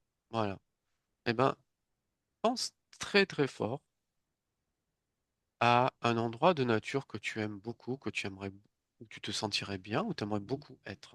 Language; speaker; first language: French; native; French